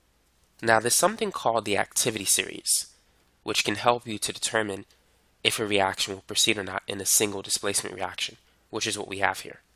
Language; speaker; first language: English; native; English